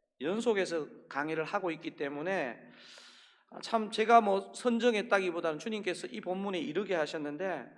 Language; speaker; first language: Korean; native; Korean